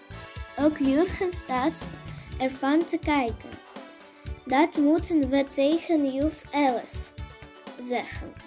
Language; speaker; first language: Dutch; non-native, learner; Russian